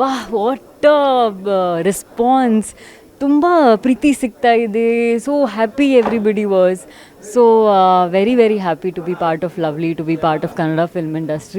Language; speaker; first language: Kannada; non-native, learner; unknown